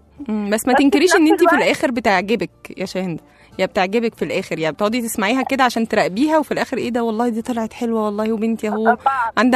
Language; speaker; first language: Arabic; native; Arabic